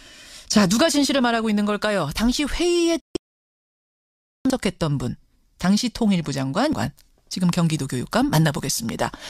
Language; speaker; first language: Korean; native; Korean